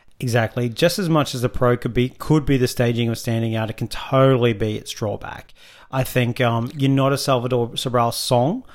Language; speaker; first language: English; native; English